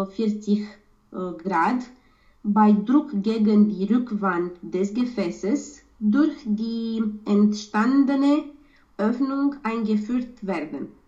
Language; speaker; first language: German; non-native, learner; Romanian